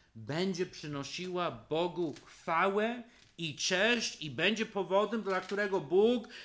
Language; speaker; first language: Polish; non-native, fluent; English